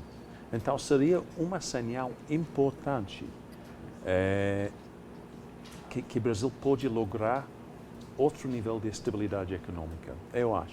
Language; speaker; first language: Portuguese; non-native, fluent; English